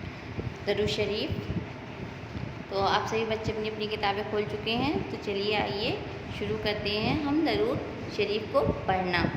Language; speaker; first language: Urdu; native; Urdu